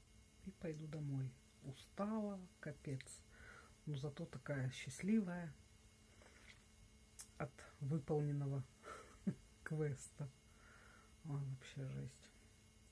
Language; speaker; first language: Russian; native; Russian